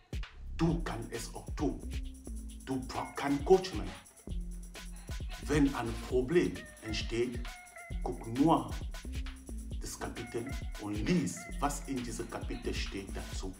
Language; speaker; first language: German; non-native, fluent; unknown